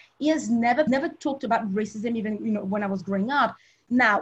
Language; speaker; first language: English; non-native, local second language; French